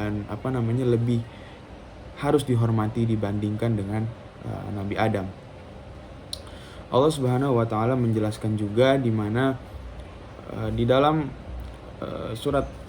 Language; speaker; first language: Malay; non-native, local second language; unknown